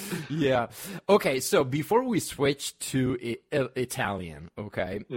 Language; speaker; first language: English; non-native, fluent; Italian